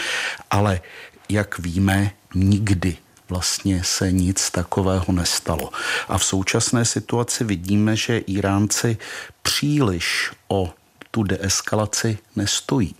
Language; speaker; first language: Czech; native; Czech